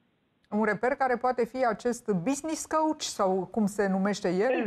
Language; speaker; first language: Romanian; native; Romanian